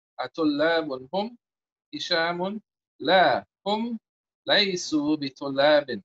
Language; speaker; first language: Arabic; non-native, fluent; English